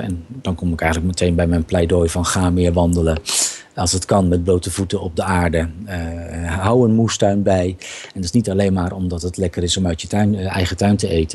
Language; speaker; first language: Dutch; native; Dutch